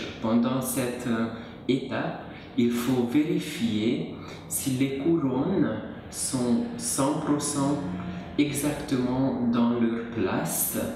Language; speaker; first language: French; non-native, learner; Hungarian